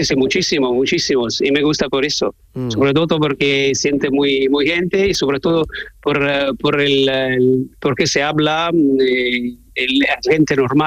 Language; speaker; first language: Spanish; non-native, learner; Italian